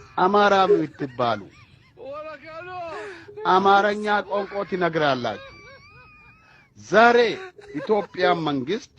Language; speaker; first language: Amharic; non-native, local second language; Oromo